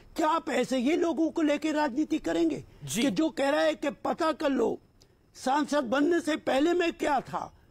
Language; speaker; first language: Hindi; native; Hindi